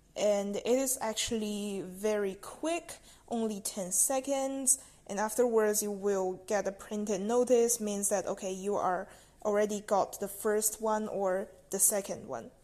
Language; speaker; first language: English; non-native, fluent; Chinese